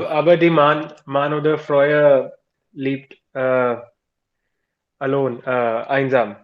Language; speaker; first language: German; non-native, learner; Hindi